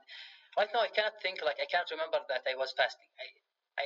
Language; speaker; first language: English; non-native, fluent; Arabic